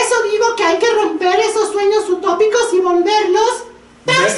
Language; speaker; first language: Spanish; native; Spanish